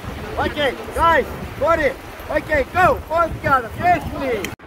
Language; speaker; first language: English; non-native, learner; Turkish